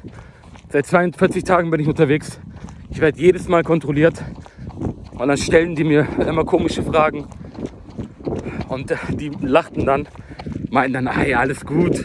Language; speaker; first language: German; early bilingual, other home language; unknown